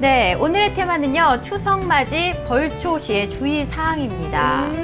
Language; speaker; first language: Korean; native; Korean